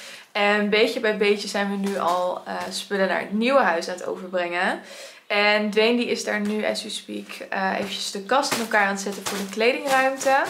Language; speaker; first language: Dutch; native; Dutch